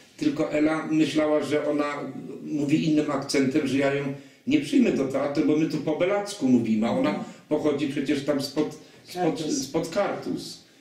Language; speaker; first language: Polish; non-native, local second language; Kashubian